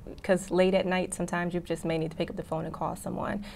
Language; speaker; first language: English; native; English